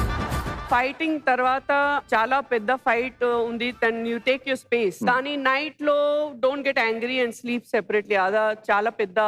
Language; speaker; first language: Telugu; non-native, learner; Kannada